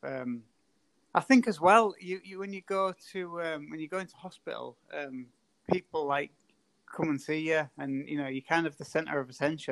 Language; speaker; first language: English; native; English